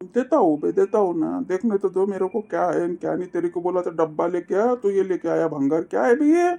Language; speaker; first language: Hindi; non-native, local second language; Marathi